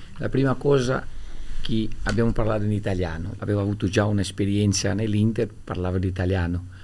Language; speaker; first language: Italian; non-native, fluent; Portuguese